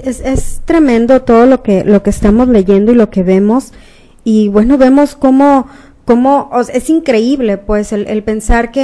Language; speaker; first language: Spanish; native; Spanish